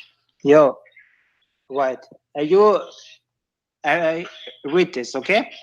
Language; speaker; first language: English; non-native, learner; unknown